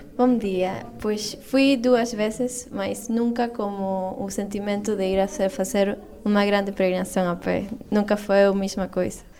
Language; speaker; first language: Portuguese; non-native, learner; Spanish